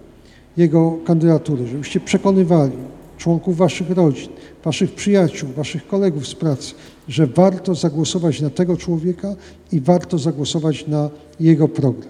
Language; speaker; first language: Polish; native; Polish